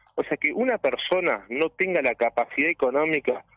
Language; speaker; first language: Spanish; native; Spanish